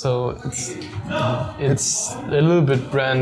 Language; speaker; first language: English; non-native, fluent; German